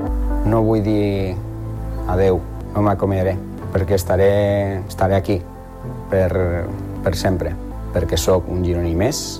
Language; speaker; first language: Catalan; non-native, local second language; Spanish